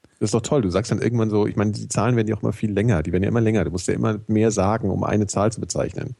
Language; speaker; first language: German; native; German